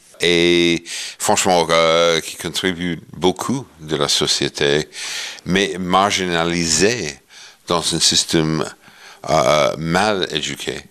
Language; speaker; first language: French; non-native, fluent; English